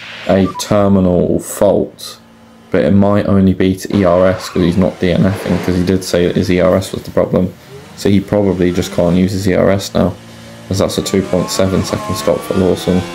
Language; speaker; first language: English; native; English